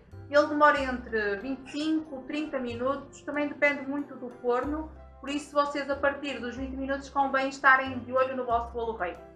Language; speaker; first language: Portuguese; native; Portuguese